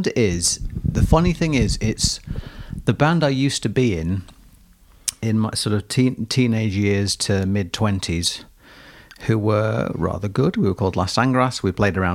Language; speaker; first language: English; native; English